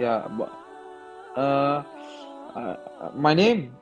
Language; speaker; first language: English; non-native, learner; Arabic